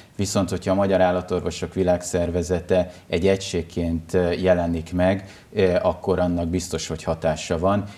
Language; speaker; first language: Hungarian; native; Hungarian